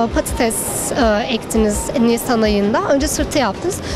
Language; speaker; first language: Turkish; native; Turkish